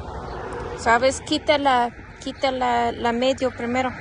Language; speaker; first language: Spanish; early bilingual, heritage; English